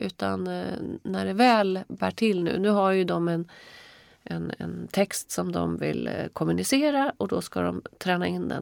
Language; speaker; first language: Swedish; native; Swedish